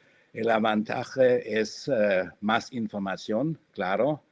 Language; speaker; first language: Spanish; non-native, fluent; German